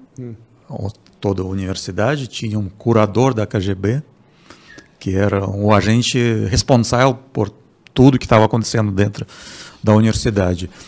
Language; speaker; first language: Portuguese; non-native, fluent; Russian